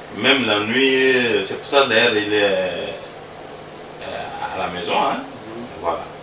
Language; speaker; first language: French; non-native, local second language; Lingala